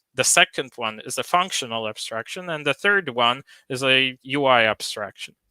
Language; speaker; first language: English; non-native, fluent; Polish